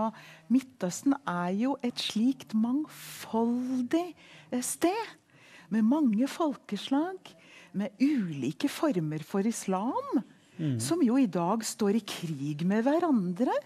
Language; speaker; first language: Norwegian; early bilingual, heritage; Norwegian